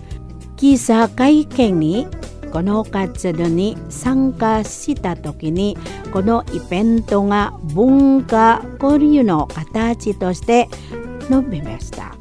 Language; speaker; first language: Japanese; non-native, learner; Indonesian